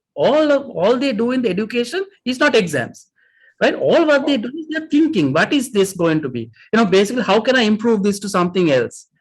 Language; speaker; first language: English; non-native, local second language; Sinhala